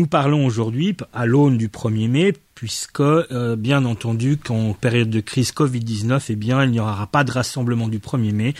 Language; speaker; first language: French; native; French